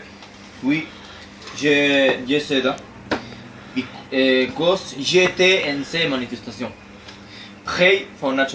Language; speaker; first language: French; non-native, learner; Spanish